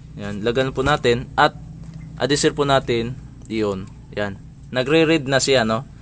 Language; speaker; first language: Filipino; non-native, local second language; Cebuano